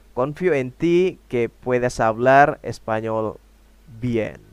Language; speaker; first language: Spanish; non-native, fluent; Indonesian